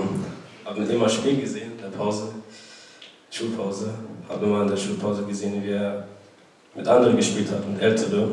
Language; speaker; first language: German; early bilingual, other home language; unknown